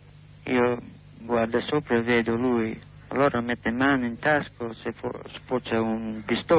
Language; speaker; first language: Italian; non-native, learner; English